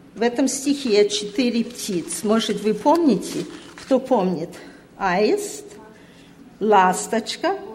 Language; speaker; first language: Russian; early bilingual, heritage; Russian